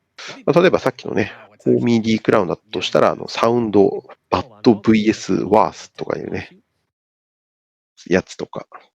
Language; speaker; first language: Japanese; native; Japanese